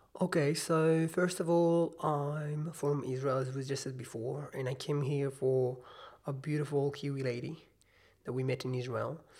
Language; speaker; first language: English; non-native, fluent; Hebrew